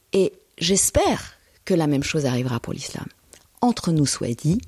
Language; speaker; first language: French; early bilingual, other home language; Persian